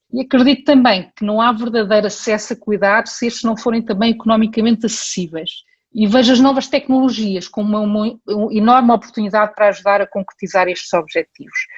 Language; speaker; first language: Portuguese; early bilingual, heritage; Portuguese